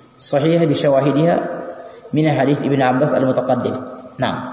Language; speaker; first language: Indonesian; native; Indonesian